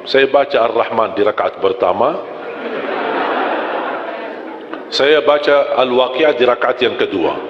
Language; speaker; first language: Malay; non-native, fluent; Arabic